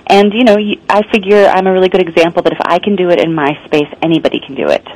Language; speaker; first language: English; native; English